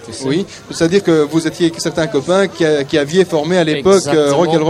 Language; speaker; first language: French; native; French